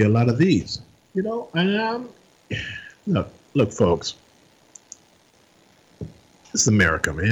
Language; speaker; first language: English; native; English